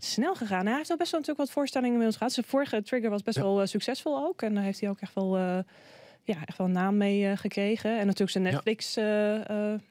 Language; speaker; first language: Dutch; native; Dutch